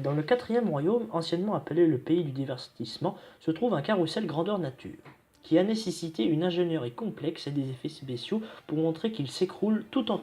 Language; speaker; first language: French; native; French